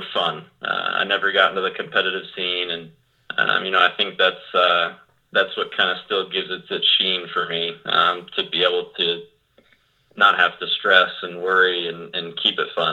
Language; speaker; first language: English; native; English